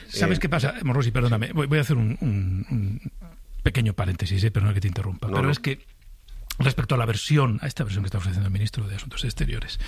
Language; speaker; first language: Spanish; native; Spanish